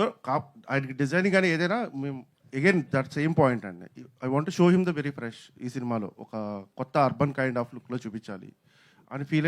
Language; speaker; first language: Telugu; native; Telugu